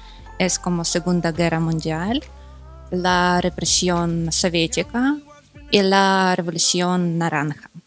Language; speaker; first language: Spanish; non-native, fluent; Ukrainian